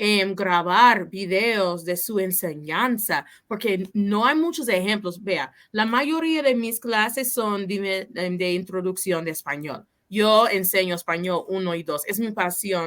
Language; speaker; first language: Spanish; non-native, fluent; English